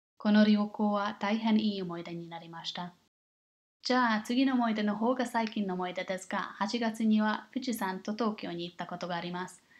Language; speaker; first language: Japanese; non-native, learner; English